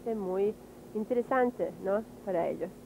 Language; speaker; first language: Spanish; non-native, learner; Serbian